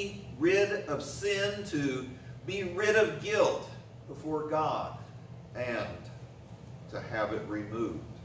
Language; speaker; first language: English; native; English